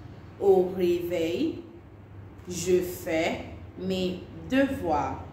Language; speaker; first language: French; non-native, fluent; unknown